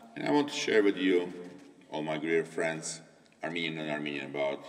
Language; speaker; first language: English; non-native, fluent; Armenian